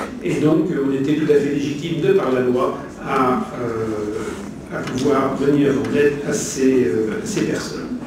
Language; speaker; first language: French; native; French